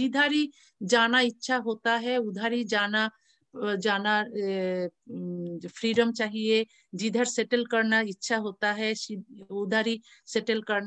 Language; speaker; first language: Hindi; non-native, learner; Bangla